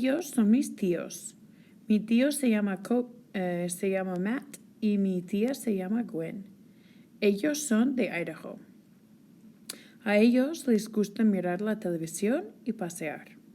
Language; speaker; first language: Spanish; non-native, fluent; English